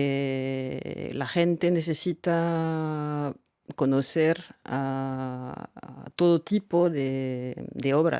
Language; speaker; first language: Spanish; non-native, fluent; French